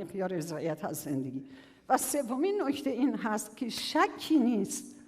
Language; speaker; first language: Persian; native; Persian